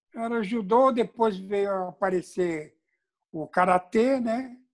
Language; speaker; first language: Portuguese; native; Portuguese